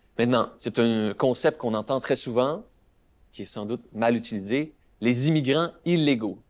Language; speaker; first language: French; native; French